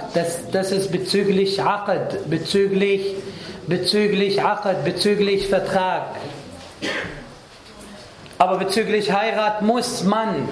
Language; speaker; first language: German; non-native, fluent; Arabic